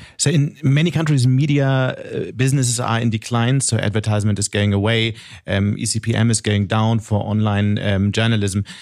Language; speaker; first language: English; non-native, fluent; German